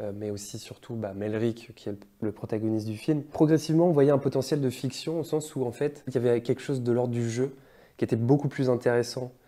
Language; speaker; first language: French; native; French